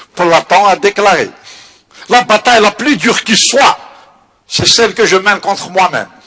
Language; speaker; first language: French; non-native, local second language; Kabyle